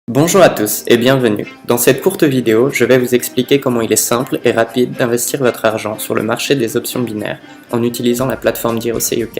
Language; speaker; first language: French; native; French